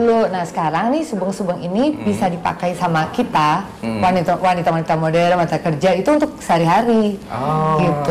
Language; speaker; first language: Indonesian; native; Indonesian